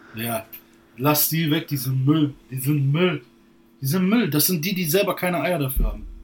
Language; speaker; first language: German; native; German